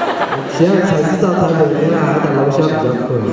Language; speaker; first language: Chinese; non-native, local second language; Amis